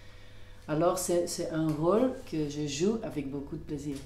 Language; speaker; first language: French; non-native, local second language; Dutch